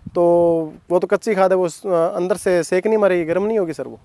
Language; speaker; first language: Hindi; native; Hindi